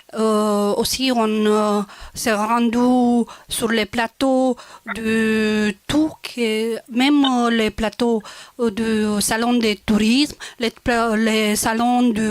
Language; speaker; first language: French; non-native, local second language; Romanian